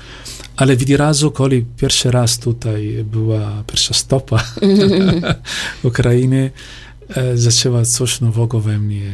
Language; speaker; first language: Polish; non-native, learner; Italian